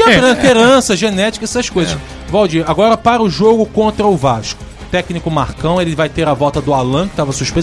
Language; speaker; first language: Portuguese; native; Portuguese